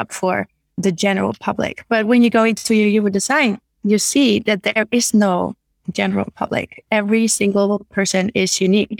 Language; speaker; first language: English; non-native, fluent; Dutch